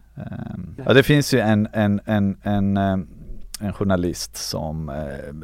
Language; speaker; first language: Swedish; early bilingual, other home language; Armenian